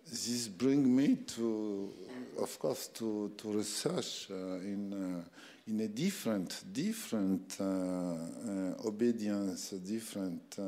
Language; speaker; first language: English; non-native, learner; French